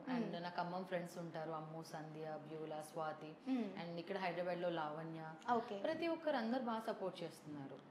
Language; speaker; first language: Telugu; native; Telugu